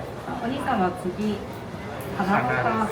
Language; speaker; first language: Japanese; native; Japanese